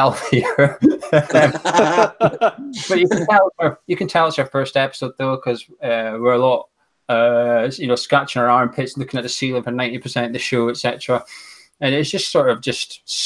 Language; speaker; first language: English; native; English